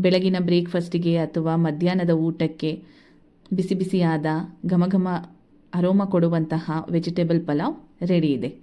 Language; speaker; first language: Kannada; native; Kannada